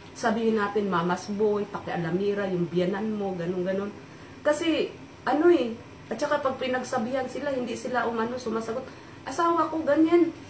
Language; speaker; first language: Filipino; non-native, local second language; Cebuano